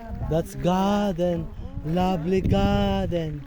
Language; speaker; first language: English; non-native, local second language; Filipino